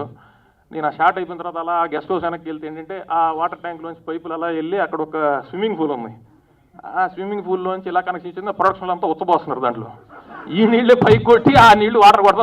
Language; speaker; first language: Telugu; native; Telugu